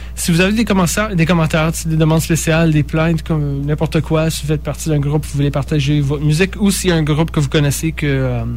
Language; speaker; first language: French; native; French